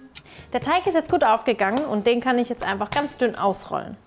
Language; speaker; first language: German; native; German